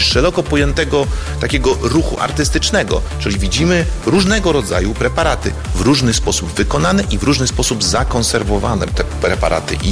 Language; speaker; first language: Polish; native; Polish